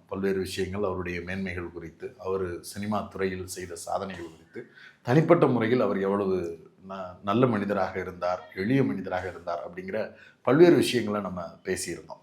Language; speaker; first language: Tamil; native; Tamil